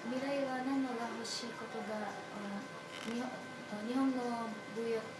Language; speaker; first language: Japanese; non-native, learner; Indonesian